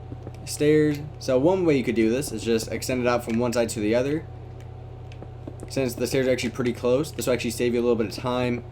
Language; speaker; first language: English; native; English